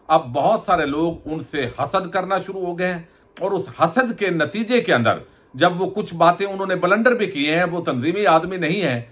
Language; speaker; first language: Urdu; native; Urdu